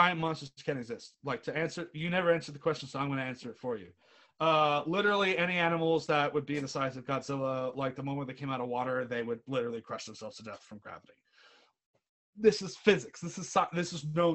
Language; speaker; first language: English; native; English